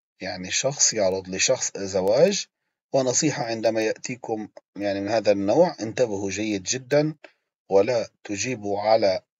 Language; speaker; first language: Arabic; non-native, fluent; Turkish